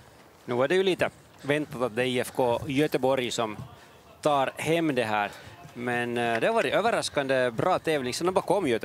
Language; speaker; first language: Swedish; native; Swedish